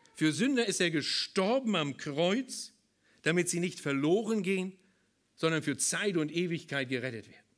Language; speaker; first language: German; native; German